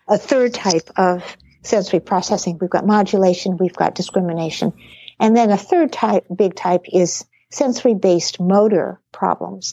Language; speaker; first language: English; native; English